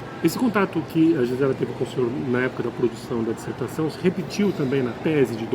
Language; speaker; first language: Portuguese; native; Portuguese